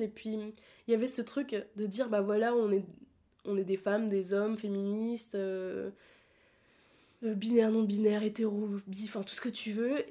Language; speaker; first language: French; native; French